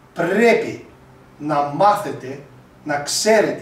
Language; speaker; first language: Greek; non-native, fluent; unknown